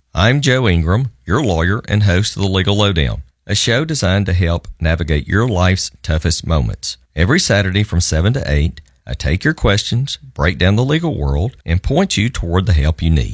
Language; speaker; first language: English; native; English